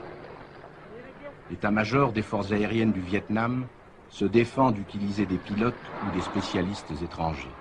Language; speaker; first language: French; native; French